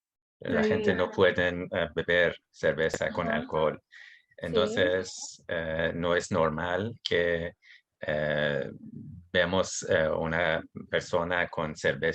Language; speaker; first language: Spanish; non-native, learner; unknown